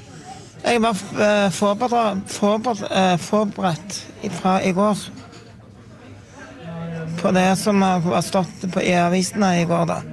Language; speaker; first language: Norwegian; native; Norwegian